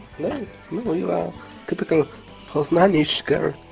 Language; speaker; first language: English; non-native, learner; Polish